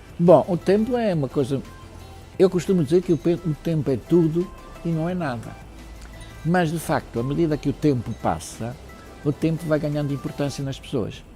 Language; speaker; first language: Portuguese; early bilingual, other home language; Italian